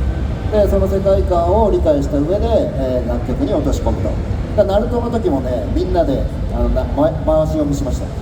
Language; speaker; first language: Japanese; native; Japanese